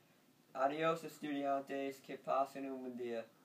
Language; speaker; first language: Spanish; non-native, learner; English